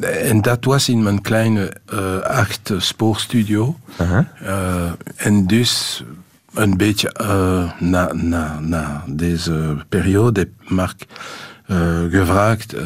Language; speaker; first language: Dutch; non-native, local second language; French